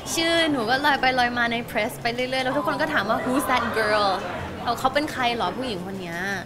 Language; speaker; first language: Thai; non-native, local second language; English